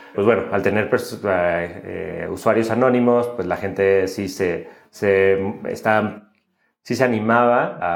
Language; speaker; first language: Spanish; native; Spanish